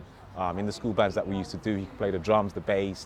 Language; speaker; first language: English; native; English